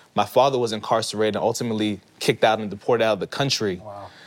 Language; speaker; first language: English; early bilingual, other home language; Haitian Creole